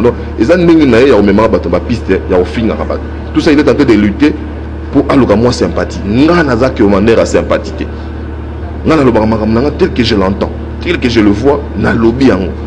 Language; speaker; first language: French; non-native, local second language; Lingala